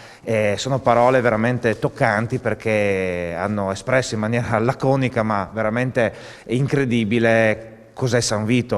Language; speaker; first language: Italian; native; Italian